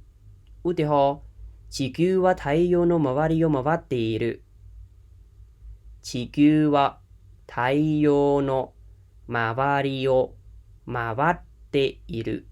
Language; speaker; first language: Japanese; non-native, fluent; Khmer